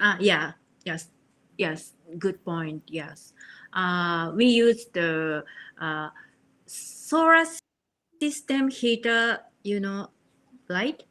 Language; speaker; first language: English; non-native, learner; Japanese